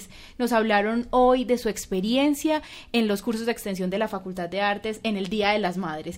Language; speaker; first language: Spanish; native; Spanish